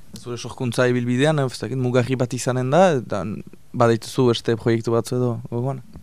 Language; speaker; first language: Basque; native; Basque